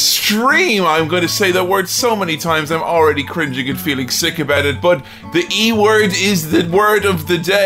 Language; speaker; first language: English; native; English